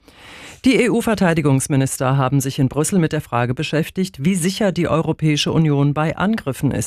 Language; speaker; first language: German; native; German